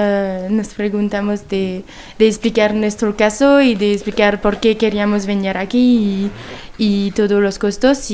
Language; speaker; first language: Spanish; non-native, learner; French